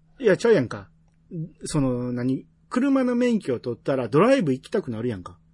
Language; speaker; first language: Japanese; native; Japanese